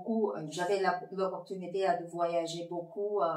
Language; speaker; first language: French; non-native, fluent; Filipino